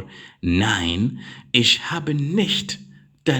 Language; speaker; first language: German; non-native, learner; English